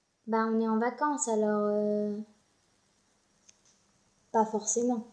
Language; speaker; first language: French; native; French